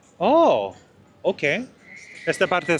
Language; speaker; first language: Spanish; non-native, learner; English